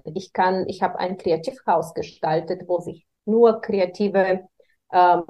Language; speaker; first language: German; non-native, fluent; Bulgarian